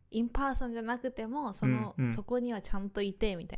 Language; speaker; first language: Japanese; native; Japanese